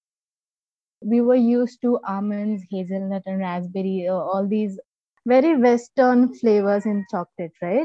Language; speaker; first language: English; non-native, local second language; Marathi